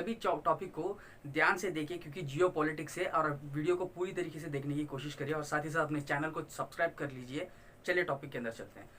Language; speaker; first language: Hindi; non-native, local second language; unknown